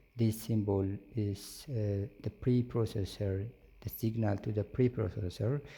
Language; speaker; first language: English; non-native, local second language; Amharic